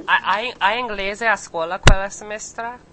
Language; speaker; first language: Italian; non-native, learner; English